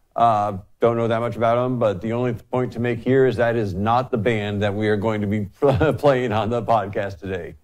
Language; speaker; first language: English; native; English